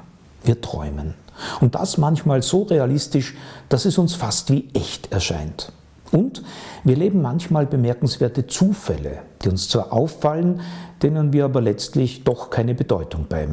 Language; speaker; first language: German; native; German